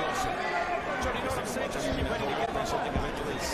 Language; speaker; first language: English; native; English